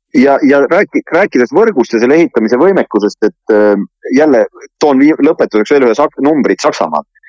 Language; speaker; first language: Estonian; native; Estonian